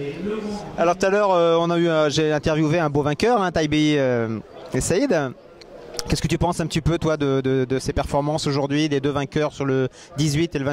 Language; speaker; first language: French; native; French